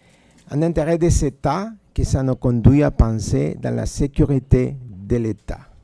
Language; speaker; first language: French; non-native, fluent; Spanish